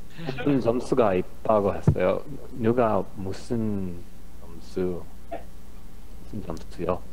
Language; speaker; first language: Korean; early bilingual, heritage; English